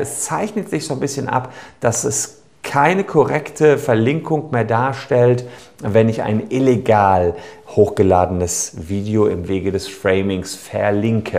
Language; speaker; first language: German; native; German